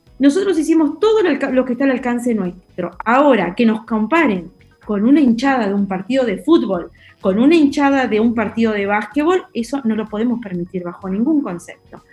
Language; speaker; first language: Spanish; native; Spanish